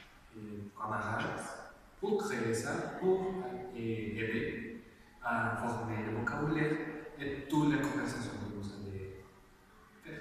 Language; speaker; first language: French; non-native, learner; Spanish